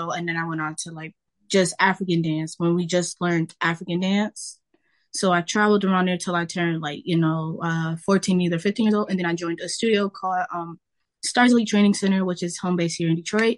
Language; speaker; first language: English; native; English